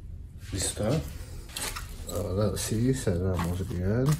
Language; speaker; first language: Spanish; non-native, learner; Turkish